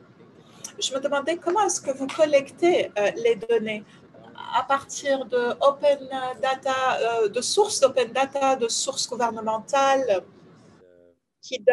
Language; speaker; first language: French; non-native, fluent; Ukrainian